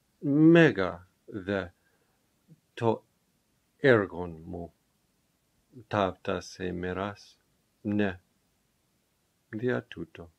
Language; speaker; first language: Greek; non-native, learner; English